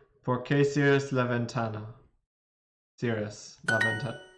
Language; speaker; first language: Spanish; non-native, learner; English